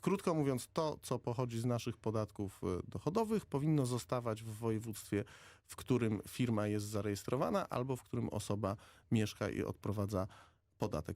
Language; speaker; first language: Polish; native; Polish